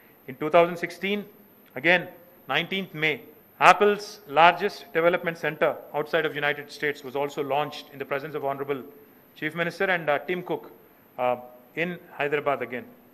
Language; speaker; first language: English; non-native, local second language; Telugu